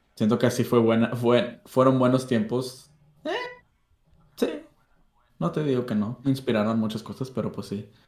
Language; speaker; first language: Spanish; native; Spanish